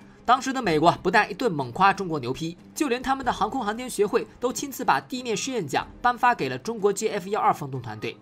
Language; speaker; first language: Chinese; native; Chinese